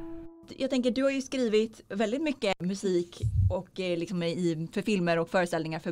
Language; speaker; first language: Swedish; native; Swedish